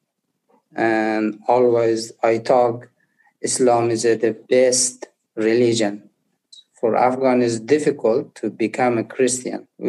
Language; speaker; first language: English; non-native, learner; Persian